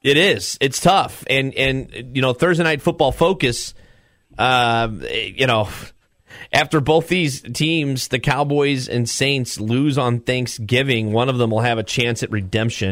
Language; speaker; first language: English; native; English